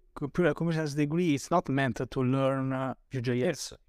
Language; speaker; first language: English; non-native, fluent; Italian